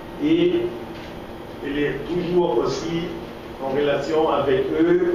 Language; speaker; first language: French; non-native, fluent; German